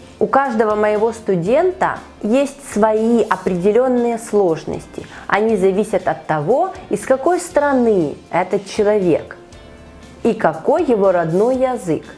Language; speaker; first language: Russian; native; Russian